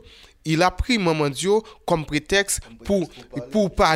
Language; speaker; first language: French; non-native, local second language; Haitian Creole